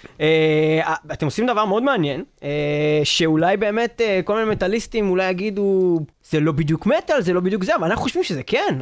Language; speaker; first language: Hebrew; native; Hebrew